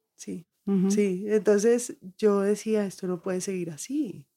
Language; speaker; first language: Spanish; early bilingual, heritage; Spanish